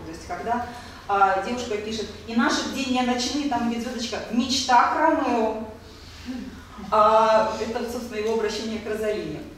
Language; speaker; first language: Russian; native; Russian